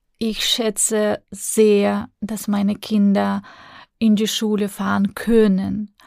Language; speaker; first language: German; non-native, fluent; Russian